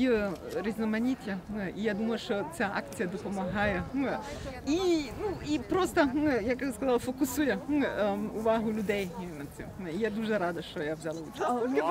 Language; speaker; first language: Ukrainian; non-native, learner; German